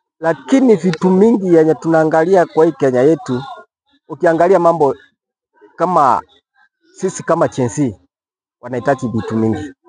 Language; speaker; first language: Swahili; non-native, local second language; Gusii